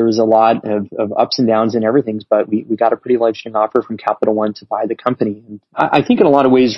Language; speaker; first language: English; native; English